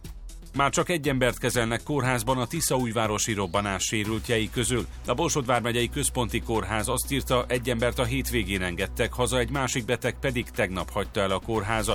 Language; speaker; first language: Hungarian; native; Hungarian